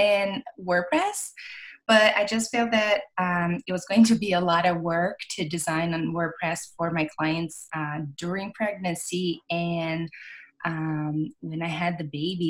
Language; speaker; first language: English; non-native, fluent; Portuguese